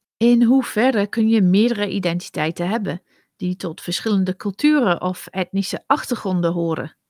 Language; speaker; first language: Dutch; non-native, fluent; English